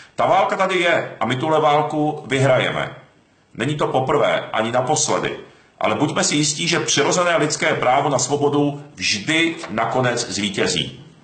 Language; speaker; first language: Czech; early bilingual, other home language; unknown